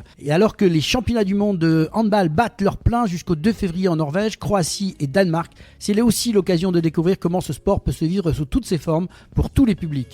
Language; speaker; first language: French; native; French